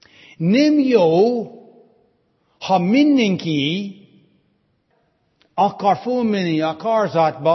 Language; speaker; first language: Hungarian; non-native, fluent; English